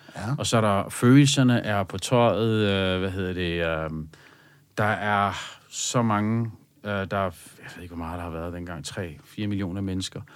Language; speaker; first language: Danish; early bilingual, other home language; Arabic